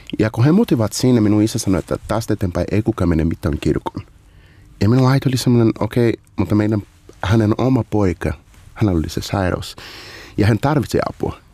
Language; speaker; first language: Finnish; non-native, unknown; Portuguese